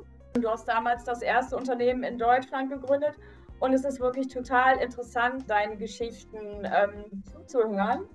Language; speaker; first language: German; native; German